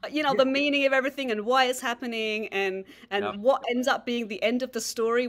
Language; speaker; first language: English; native; English